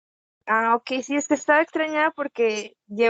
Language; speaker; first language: Spanish; native; Spanish